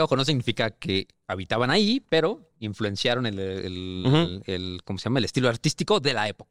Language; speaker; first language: Spanish; native; Spanish